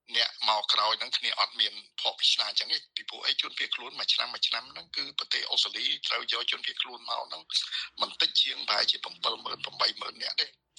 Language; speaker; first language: Khmer; native; Khmer